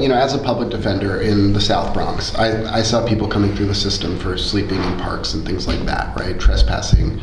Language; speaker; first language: English; early bilingual, other home language; Spanish